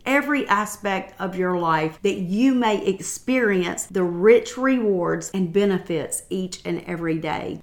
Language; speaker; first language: English; native; English